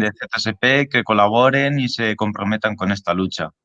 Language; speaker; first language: Spanish; native; Spanish